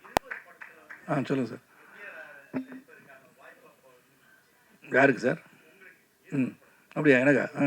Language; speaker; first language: Tamil; native; Tamil